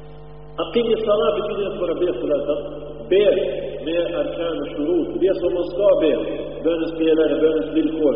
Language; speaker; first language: Swedish; early bilingual, other home language; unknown